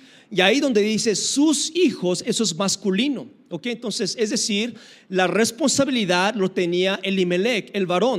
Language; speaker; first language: Spanish; native; Spanish